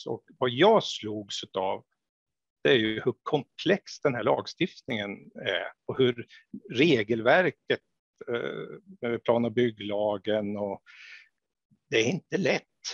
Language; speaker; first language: Swedish; native; Swedish